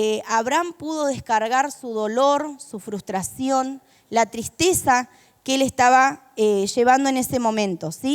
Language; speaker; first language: Spanish; native; Spanish